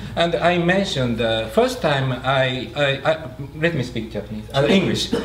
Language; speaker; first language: English; non-native, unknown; Japanese